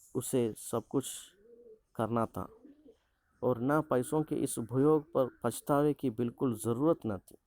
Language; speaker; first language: Hindi; non-native, local second language; Malayalam